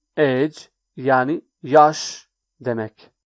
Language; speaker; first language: Turkish; non-native, learner; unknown